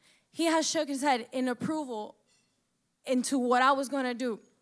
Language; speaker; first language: English; early bilingual, other home language; Spanish